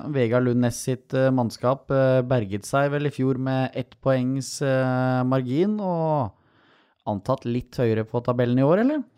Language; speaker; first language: Norwegian; native; Norwegian